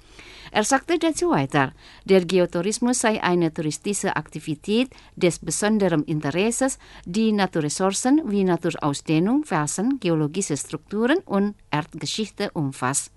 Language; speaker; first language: German; non-native, fluent; Indonesian